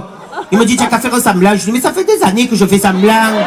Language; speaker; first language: French; native; French